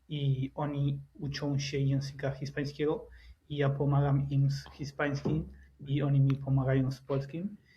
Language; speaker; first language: Polish; non-native, learner; Spanish